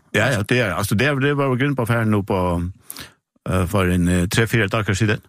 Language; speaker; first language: Danish; non-native, local second language; Faroese